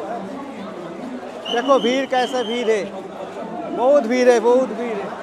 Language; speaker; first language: Hindi; non-native, local second language; Bangla